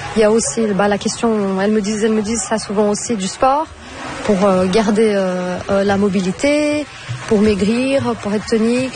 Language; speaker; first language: French; non-native, fluent; Portuguese